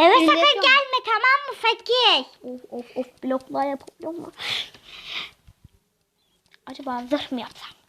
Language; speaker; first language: Turkish; native; Turkish